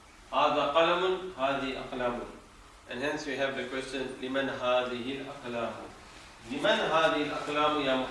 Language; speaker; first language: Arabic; non-native, fluent; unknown